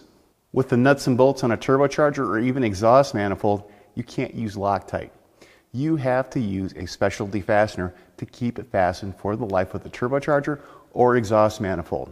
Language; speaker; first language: English; native; English